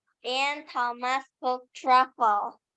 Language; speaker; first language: English; non-native, learner; Indonesian